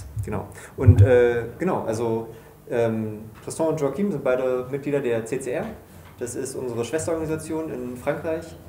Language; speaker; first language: German; native; German